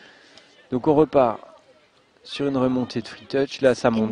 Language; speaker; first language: French; native; French